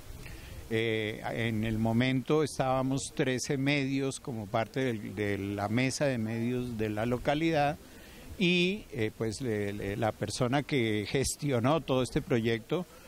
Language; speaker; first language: Spanish; native; Spanish